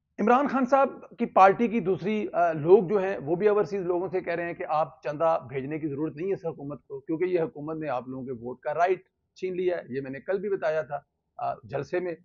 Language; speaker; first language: Urdu; non-native, local second language; Punjabi